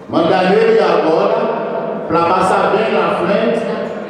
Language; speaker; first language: Portuguese; non-native, learner; Haitian Creole